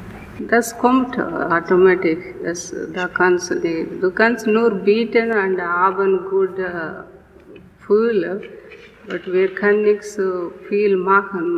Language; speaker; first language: German; non-native, learner; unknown